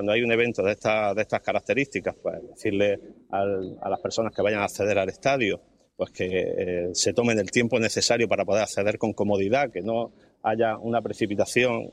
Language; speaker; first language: Spanish; native; Spanish